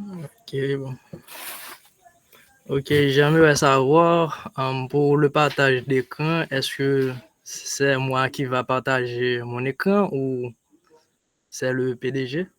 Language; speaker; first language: French; non-native, local second language; Haitian Creole